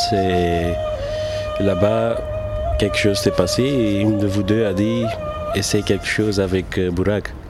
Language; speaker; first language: French; non-native, local second language; Turkish